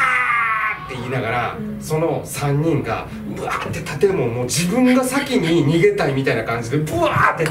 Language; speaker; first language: Japanese; native; Japanese